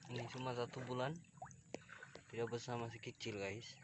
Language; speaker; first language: Indonesian; non-native, fluent; Bangla